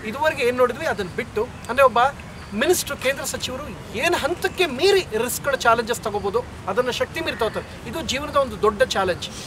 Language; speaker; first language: Kannada; native; Kannada